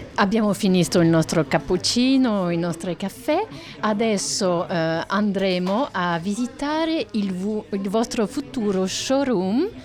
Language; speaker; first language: Italian; non-native, fluent; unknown